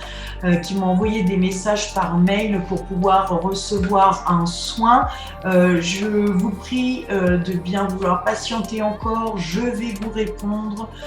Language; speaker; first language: French; native; French